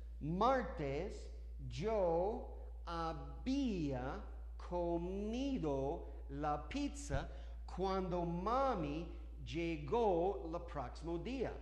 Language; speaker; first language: Spanish; non-native, learner; English